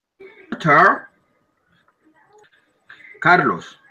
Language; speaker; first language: English; non-native, learner; Spanish